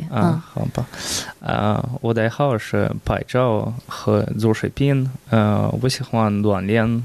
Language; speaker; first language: Chinese; non-native, learner; Ukrainian